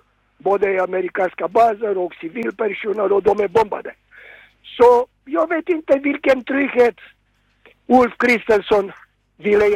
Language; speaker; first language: Swedish; non-native, fluent; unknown